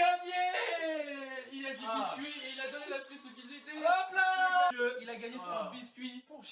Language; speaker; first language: French; native; French